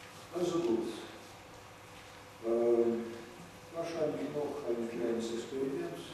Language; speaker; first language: German; non-native, fluent; Russian